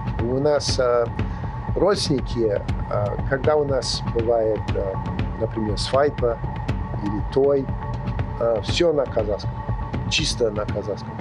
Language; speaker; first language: Russian; non-native, fluent; English